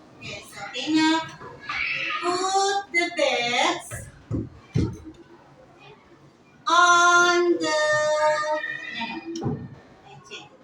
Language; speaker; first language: English; non-native, learner; Indonesian